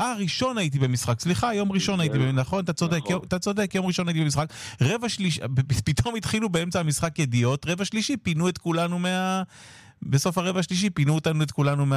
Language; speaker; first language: Hebrew; native; Hebrew